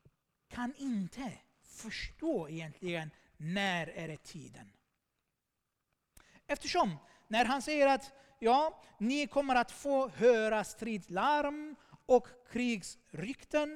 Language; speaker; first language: Swedish; non-native, fluent; Armenian